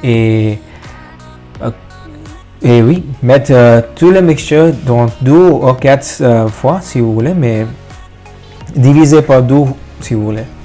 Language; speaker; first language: French; non-native, fluent; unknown